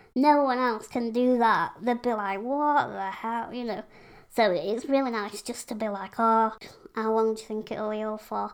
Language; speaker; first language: English; native; English